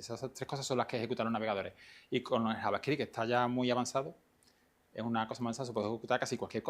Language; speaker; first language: Spanish; native; Spanish